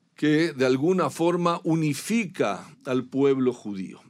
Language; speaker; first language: Spanish; native; Spanish